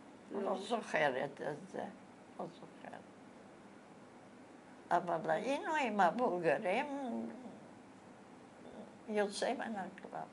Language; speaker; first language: Hebrew; non-native, fluent; Bulgarian